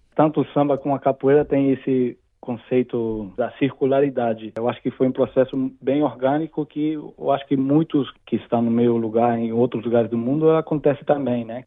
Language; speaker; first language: Portuguese; non-native, fluent; Italian